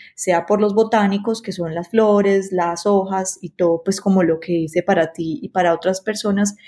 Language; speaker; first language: Spanish; native; Spanish